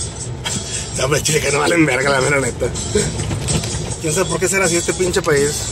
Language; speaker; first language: Spanish; native; Spanish